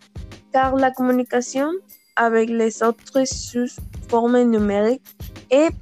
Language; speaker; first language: French; non-native, learner; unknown